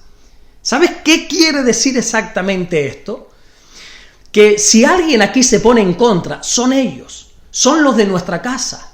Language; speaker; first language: Spanish; native; Spanish